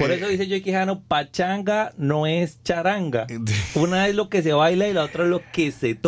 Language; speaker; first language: Spanish; native; Spanish